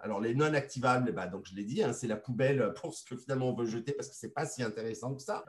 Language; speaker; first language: French; native; French